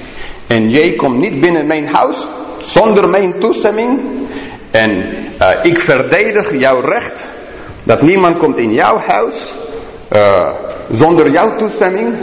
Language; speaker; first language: Dutch; non-native, fluent; English